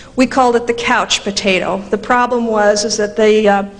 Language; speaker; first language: English; native; English